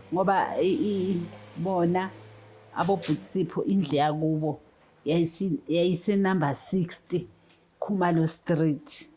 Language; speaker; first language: Zulu; native; Zulu